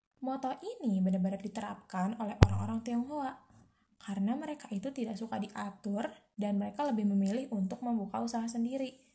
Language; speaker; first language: Indonesian; native; Indonesian